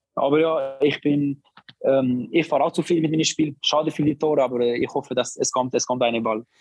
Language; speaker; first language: German; non-native, learner; Albanian